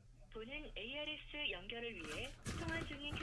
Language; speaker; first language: Korean; native; Korean